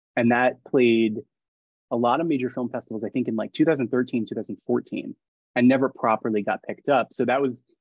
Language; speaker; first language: English; native; English